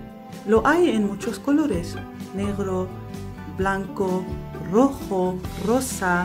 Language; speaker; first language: Spanish; non-native, fluent; Arabic